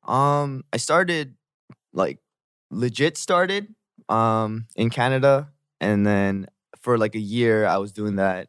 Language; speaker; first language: English; early bilingual, other home language; Korean